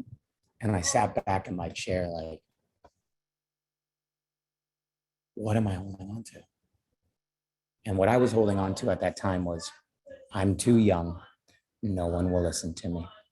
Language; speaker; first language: English; native; English